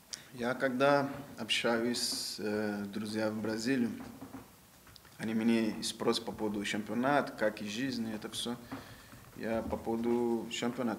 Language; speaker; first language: Russian; non-native, learner; Portuguese